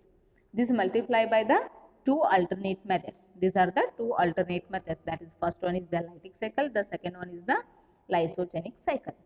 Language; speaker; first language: English; non-native, local second language; Kannada